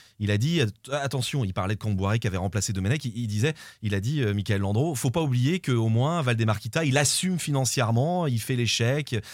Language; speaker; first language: French; native; French